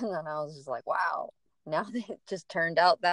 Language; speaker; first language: English; native; English